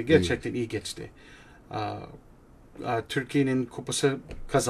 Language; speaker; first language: Turkish; non-native, learner; English